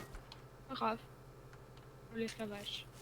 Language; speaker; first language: French; native; French